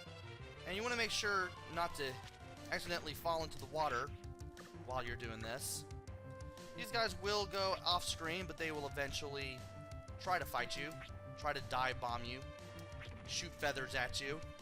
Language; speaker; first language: English; native; English